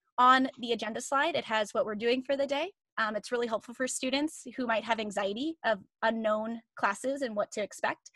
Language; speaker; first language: English; native; English